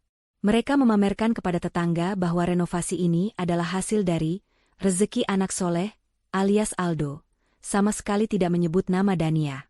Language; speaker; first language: Indonesian; native; Indonesian